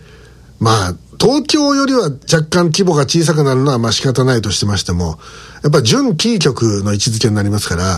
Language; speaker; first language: Japanese; native; Japanese